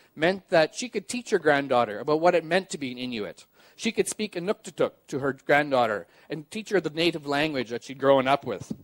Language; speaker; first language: English; native; English